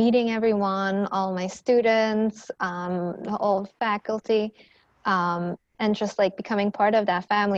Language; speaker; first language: English; non-native, fluent; Dutch